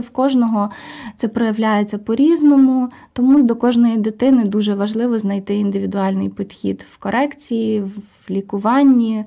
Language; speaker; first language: Ukrainian; native; Ukrainian